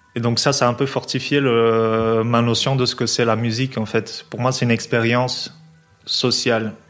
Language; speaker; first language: French; non-native, fluent; Portuguese